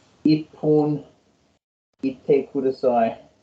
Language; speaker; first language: Japanese; non-native, learner; English